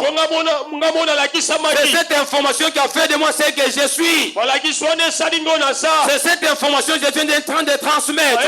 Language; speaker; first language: French; non-native, local second language; Lingala